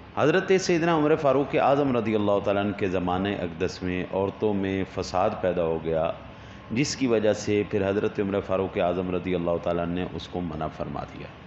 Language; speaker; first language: Urdu; non-native, local second language; Punjabi